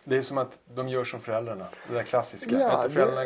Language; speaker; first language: Swedish; native; Swedish